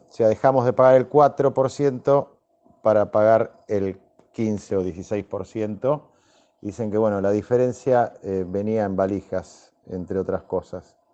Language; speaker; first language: Spanish; native; Spanish